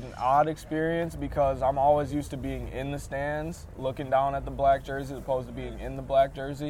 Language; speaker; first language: English; native; English